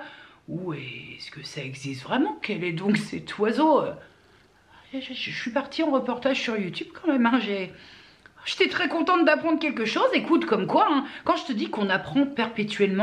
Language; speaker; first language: French; native; French